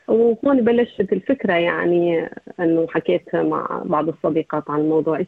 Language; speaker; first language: Arabic; native; Arabic